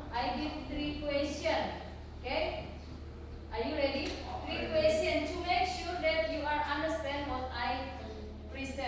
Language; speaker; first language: English; non-native, learner; Indonesian